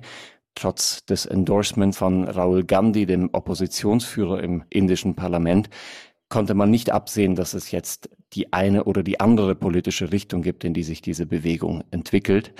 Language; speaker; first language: German; native; German